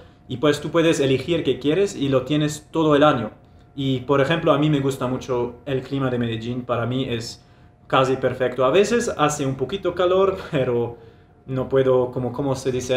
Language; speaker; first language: Spanish; non-native, fluent; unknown